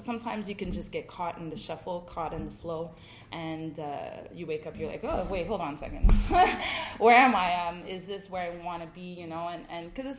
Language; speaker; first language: English; native; English